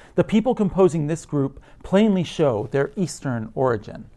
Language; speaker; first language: English; early bilingual, other home language; Arabic